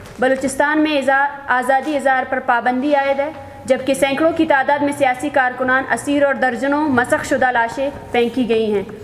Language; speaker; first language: Urdu; non-native, local second language; Baluchi